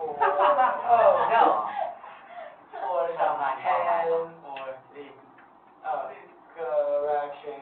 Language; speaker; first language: English; non-native, learner; Chinese